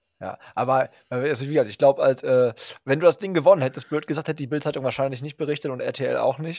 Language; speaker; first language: German; native; German